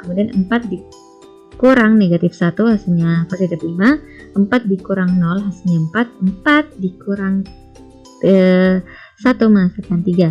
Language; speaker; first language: Indonesian; native; Indonesian